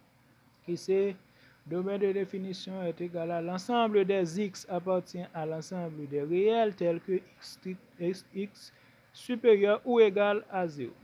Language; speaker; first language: French; non-native, local second language; Haitian Creole